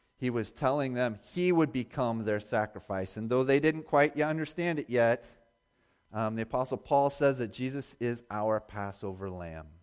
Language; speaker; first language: English; native; English